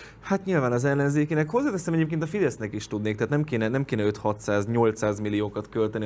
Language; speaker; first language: Hungarian; native; Hungarian